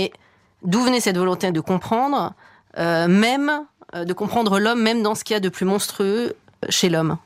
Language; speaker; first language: French; native; French